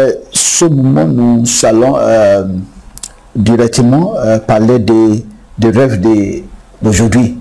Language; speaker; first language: French; non-native, fluent; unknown